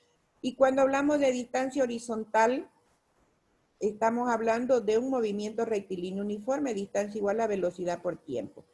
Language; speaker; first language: Spanish; native; Spanish